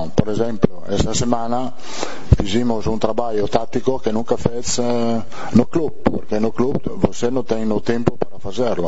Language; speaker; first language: Portuguese; non-native, fluent; Italian